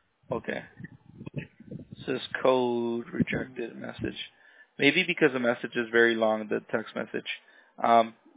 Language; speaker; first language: English; early bilingual, other home language; Spanish